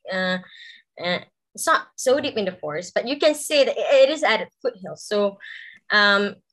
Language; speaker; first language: English; non-native, local second language; Malay